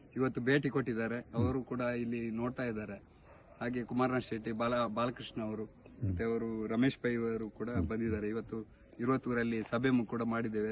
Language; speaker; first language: Kannada; native; Kannada